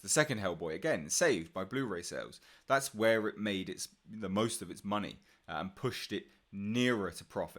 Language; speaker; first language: English; native; English